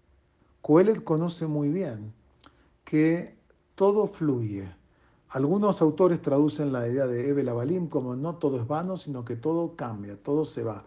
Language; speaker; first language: Spanish; native; Spanish